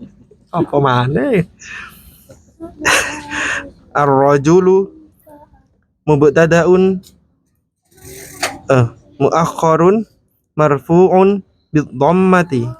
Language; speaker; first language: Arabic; non-native, learner; Indonesian